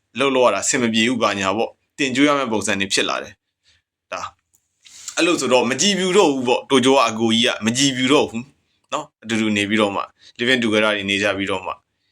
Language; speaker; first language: Burmese; native; Burmese